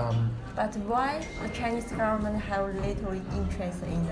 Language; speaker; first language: English; non-native, learner; Chinese